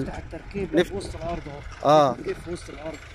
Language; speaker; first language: Arabic; native; Arabic